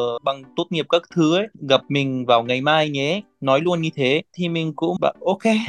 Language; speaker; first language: Vietnamese; non-native, fluent; Arabic